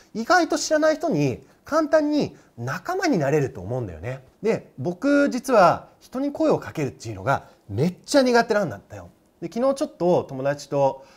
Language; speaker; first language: Japanese; non-native, fluent; English